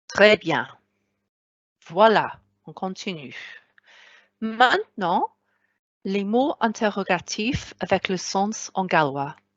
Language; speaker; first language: French; non-native, fluent; Welsh